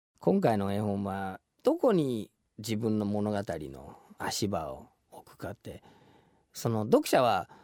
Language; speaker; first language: Japanese; non-native, fluent; English